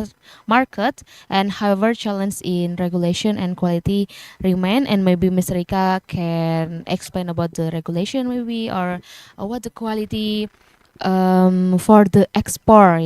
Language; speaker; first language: English; non-native, learner; Indonesian